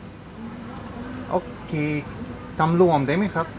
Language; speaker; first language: Thai; non-native, learner; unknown